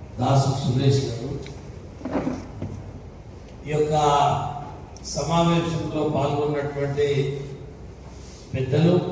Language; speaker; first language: Telugu; native; Telugu